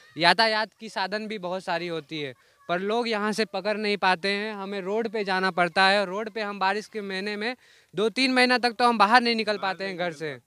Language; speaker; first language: Hindi; native; Hindi